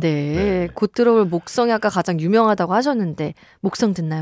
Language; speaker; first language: Korean; native; Korean